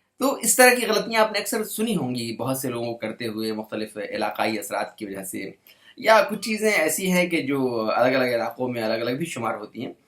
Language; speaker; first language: Urdu; native; Urdu